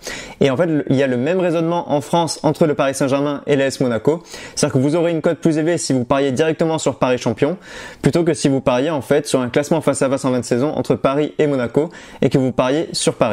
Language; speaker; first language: French; native; French